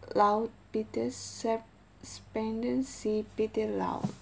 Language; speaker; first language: German; non-native, learner; Indonesian